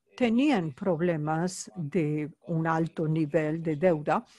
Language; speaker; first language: Spanish; non-native, fluent; Bulgarian